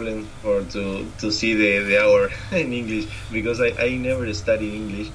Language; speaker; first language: English; non-native, learner; Spanish